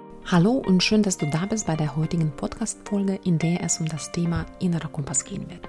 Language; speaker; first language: German; non-native, fluent; Ukrainian